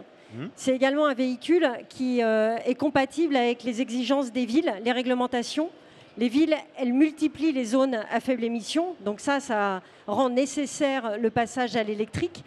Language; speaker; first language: French; native; French